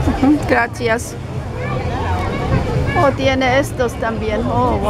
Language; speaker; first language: Spanish; non-native, learner; Czech